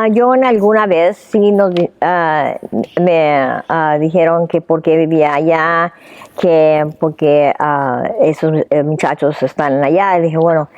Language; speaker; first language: Spanish; early bilingual, heritage; Spanish